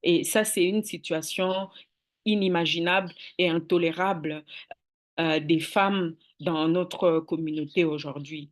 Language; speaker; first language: French; non-native, local second language; Swahili